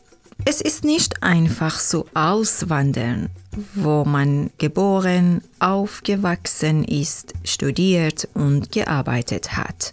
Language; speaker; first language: German; non-native, learner; Persian